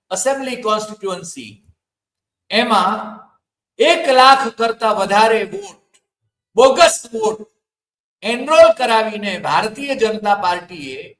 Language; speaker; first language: Gujarati; native; Gujarati